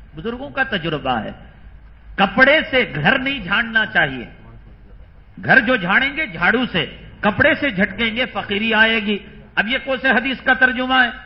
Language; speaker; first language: Urdu; native; Urdu